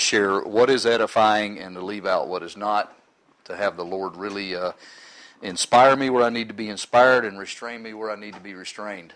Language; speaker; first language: English; native; English